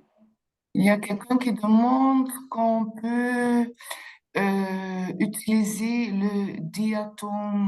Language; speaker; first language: French; non-native, local second language; Dutch